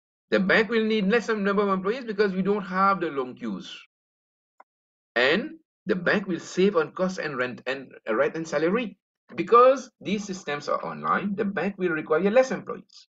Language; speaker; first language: English; non-native, local second language; Morisyen